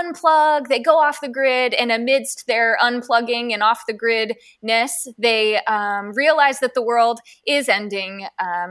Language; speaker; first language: English; native; English